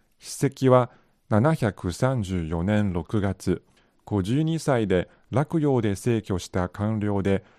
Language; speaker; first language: Japanese; non-native, fluent; Chinese